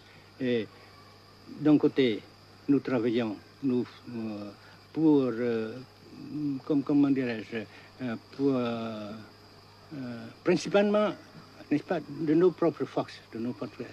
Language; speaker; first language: French; non-native, fluent; Vietnamese